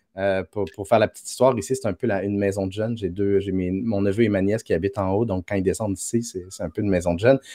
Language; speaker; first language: French; native; French